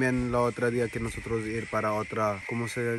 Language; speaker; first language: Spanish; non-native, learner; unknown